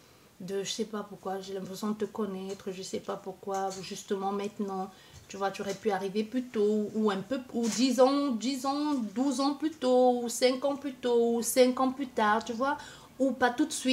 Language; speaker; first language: French; native; French